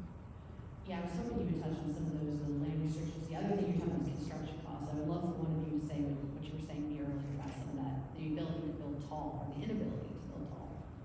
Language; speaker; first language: English; native; English